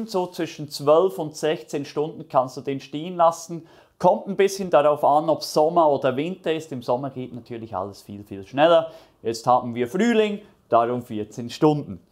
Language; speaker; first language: German; native; German